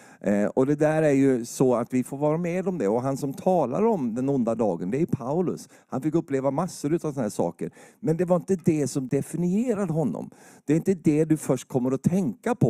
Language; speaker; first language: Swedish; native; Swedish